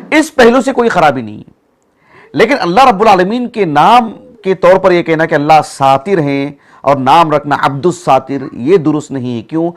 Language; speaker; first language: Urdu; native; Urdu